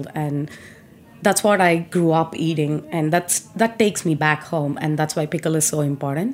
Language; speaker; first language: English; non-native, local second language; Telugu